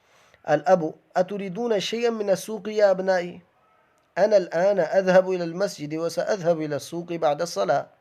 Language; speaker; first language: Arabic; non-native, fluent; Urdu